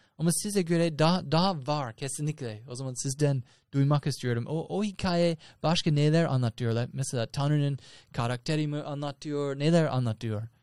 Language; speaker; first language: Turkish; non-native, fluent; English